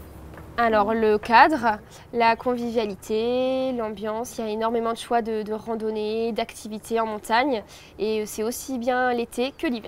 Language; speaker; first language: French; native; French